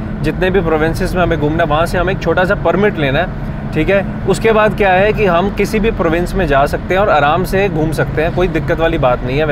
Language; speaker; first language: Hindi; native; Hindi